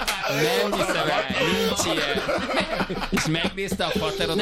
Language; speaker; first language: Hungarian; native; Hungarian